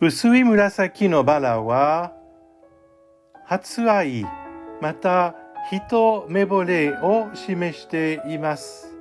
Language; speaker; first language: Japanese; non-native, learner; French